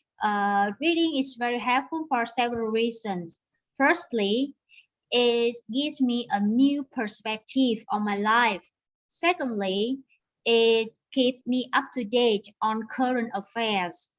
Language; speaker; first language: English; non-native, learner; Vietnamese